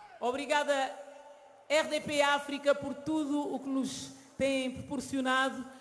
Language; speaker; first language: Portuguese; early bilingual, other home language; Kabuverdianu